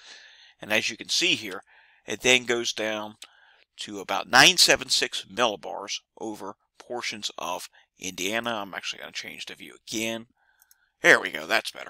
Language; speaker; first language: English; native; English